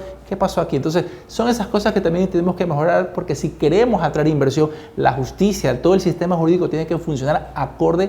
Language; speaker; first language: Spanish; native; Spanish